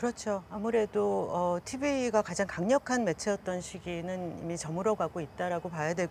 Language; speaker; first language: Korean; native; Korean